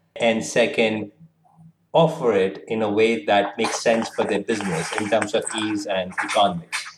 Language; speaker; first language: English; non-native, local second language; Hindi